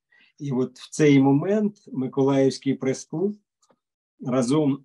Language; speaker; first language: Ukrainian; native; Ukrainian